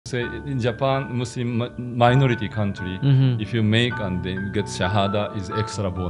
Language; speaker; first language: English; non-native, learner; Japanese